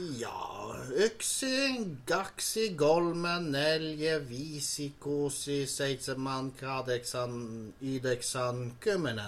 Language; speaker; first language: Finnish; non-native, learner; Norwegian